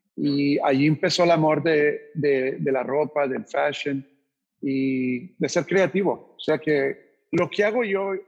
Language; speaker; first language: Spanish; native; Spanish